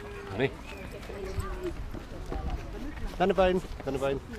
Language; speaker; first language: Finnish; native; Finnish